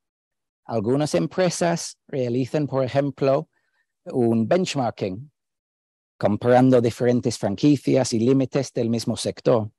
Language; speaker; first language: Spanish; non-native, fluent; English